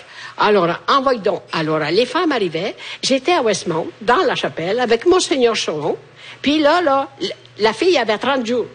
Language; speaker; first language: French; native; French